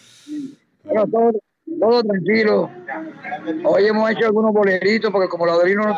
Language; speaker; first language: Spanish; native; Spanish